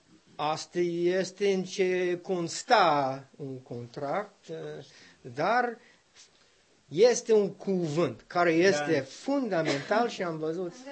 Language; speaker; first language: Romanian; non-native, learner; English